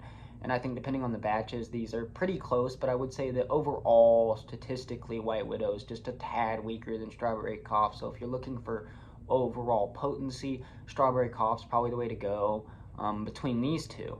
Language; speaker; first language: English; native; English